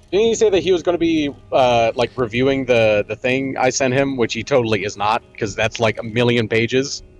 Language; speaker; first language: English; native; English